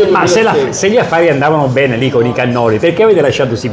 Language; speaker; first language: Italian; native; Italian